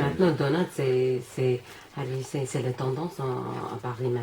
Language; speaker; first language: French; non-native, learner; English